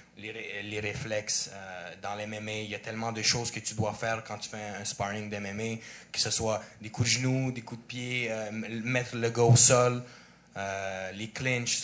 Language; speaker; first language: French; early bilingual, other home language; Russian